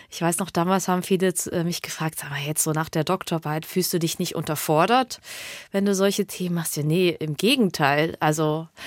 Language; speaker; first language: German; native; German